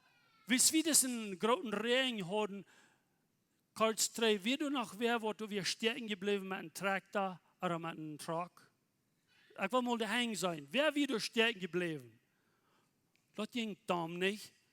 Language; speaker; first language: German; non-native, learner; Plautdietsch